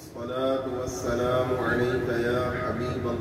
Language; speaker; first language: Indonesian; non-native, fluent; Urdu